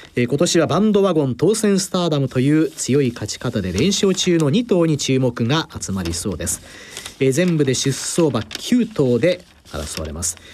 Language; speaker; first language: Japanese; native; Japanese